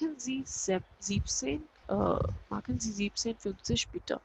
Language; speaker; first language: German; non-native, fluent; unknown